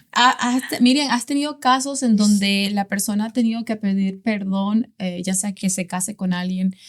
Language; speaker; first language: Spanish; native; Spanish